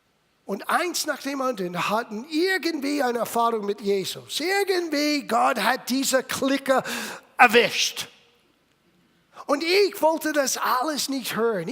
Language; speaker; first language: German; non-native, fluent; English